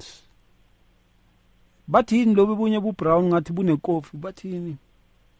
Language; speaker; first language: English; non-native, local second language; Zulu